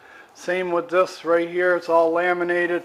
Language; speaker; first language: English; native; English